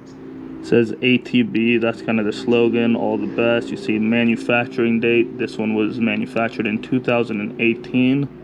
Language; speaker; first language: English; native; English